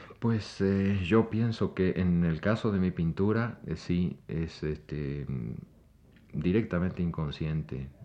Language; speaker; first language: Spanish; native; Spanish